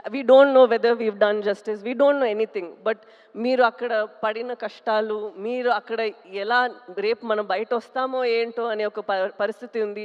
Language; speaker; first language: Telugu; non-native, local second language; Tamil